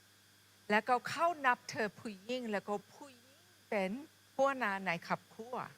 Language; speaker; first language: Thai; non-native, fluent; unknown